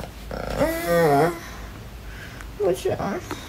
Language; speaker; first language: Chinese; non-native, learner; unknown